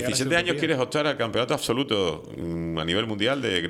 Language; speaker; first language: Spanish; native; Spanish